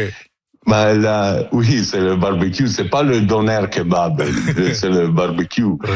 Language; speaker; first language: French; non-native, learner; Italian